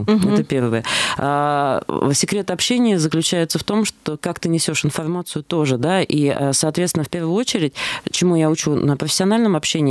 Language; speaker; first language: Russian; native; Russian